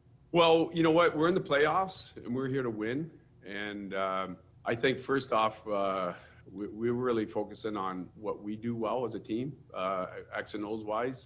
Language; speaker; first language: English; native; English